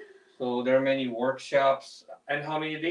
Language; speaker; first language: English; non-native, local second language; Filipino